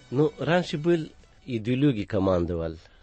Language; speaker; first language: Russian; non-native, learner; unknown